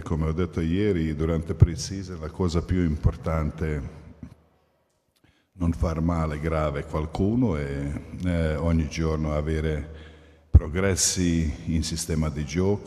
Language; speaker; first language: Italian; non-native, fluent; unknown